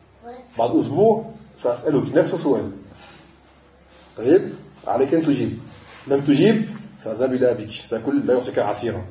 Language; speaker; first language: Arabic; non-native, fluent; French